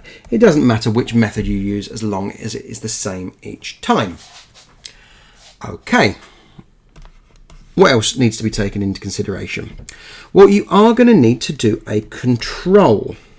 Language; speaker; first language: English; native; English